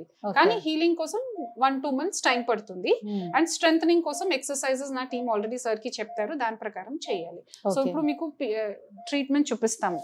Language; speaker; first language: Telugu; non-native, fluent; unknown